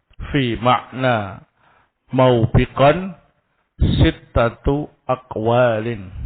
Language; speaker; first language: Arabic; non-native, fluent; Indonesian